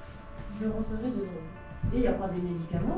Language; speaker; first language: French; native; French